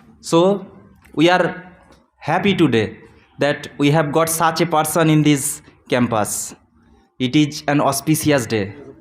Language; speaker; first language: English; non-native, local second language; Bangla